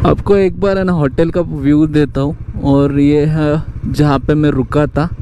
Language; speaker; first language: Hindi; non-native, local second language; Marathi